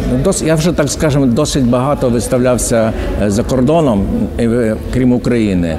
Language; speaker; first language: Ukrainian; native; Ukrainian